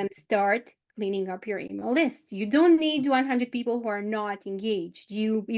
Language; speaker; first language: English; non-native, fluent; Romanian